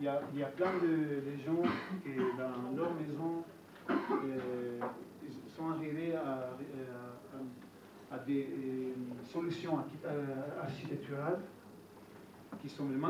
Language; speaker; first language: French; non-native, fluent; Italian